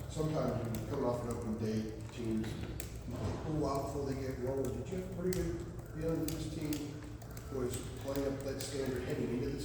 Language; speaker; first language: English; native; English